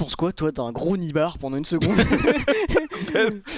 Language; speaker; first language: French; native; French